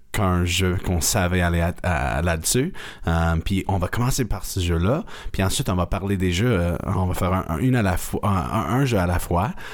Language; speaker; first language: French; native; French